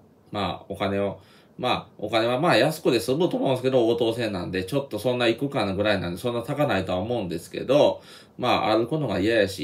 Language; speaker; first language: Japanese; native; Japanese